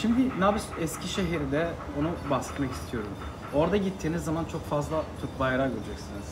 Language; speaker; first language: Turkish; non-native, learner; Arabic